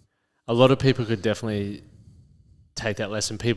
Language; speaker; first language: English; native; English